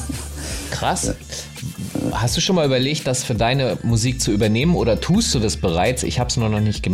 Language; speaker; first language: German; native; German